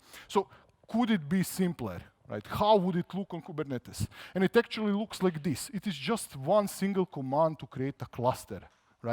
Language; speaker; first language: English; non-native, fluent; Croatian